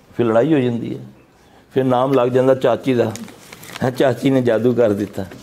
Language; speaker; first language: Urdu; non-native, local second language; Punjabi